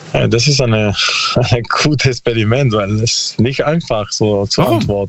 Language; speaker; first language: German; non-native, learner; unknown